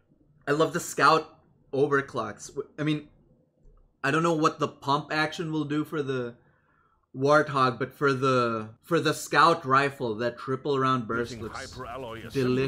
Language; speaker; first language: English; native; English